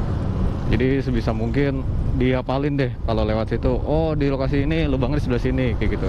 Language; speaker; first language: Indonesian; native; Indonesian